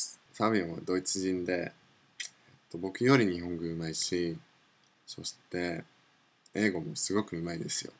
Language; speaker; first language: Japanese; non-native, fluent; English